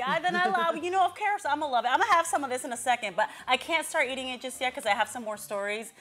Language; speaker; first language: English; early bilingual, other home language; Spanish